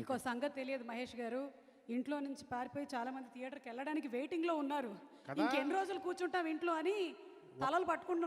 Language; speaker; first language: Telugu; native; Telugu